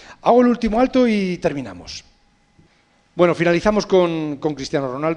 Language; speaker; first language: Spanish; native; Spanish